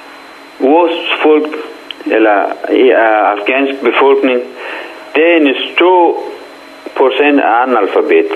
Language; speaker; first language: Danish; non-native, fluent; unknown